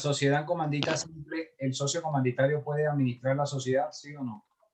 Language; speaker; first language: Spanish; native; Spanish